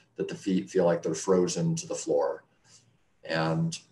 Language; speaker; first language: English; native; English